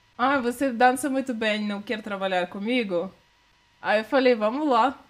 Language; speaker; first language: Portuguese; non-native, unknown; Russian